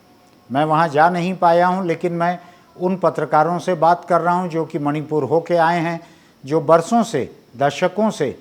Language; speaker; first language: Hindi; native; Hindi